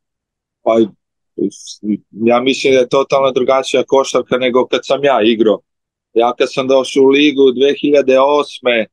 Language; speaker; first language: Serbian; early bilingual, heritage; Slovenian